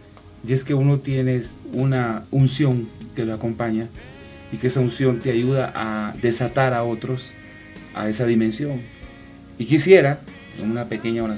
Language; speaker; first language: Spanish; native; Spanish